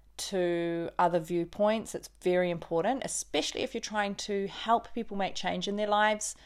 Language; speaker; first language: English; native; English